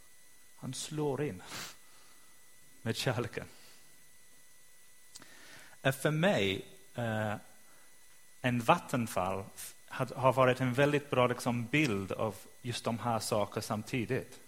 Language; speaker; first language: Swedish; non-native, fluent; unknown